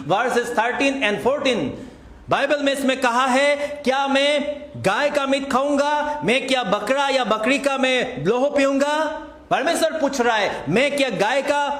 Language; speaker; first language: Hindi; non-native, local second language; Assamese